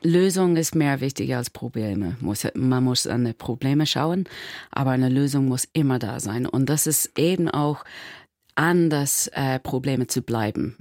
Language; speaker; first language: German; non-native, fluent; English